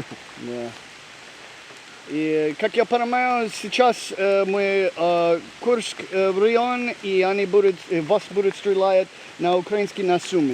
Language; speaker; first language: Russian; non-native, learner; English